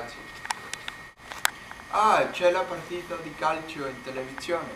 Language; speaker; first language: Italian; non-native, learner; English